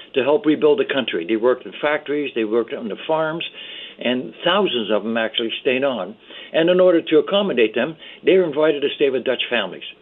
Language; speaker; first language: English; early bilingual, other home language; Dutch